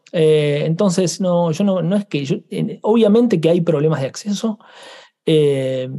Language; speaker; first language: Spanish; native; Spanish